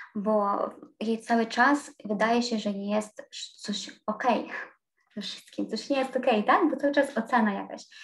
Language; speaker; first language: Polish; non-native, fluent; Ukrainian